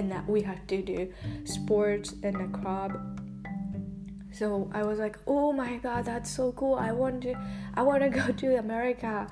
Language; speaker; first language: English; non-native, learner; Japanese